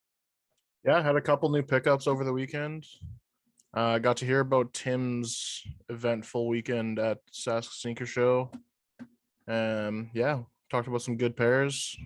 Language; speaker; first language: English; native; English